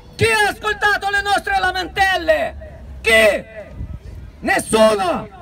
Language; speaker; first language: Italian; non-native, fluent; Ukrainian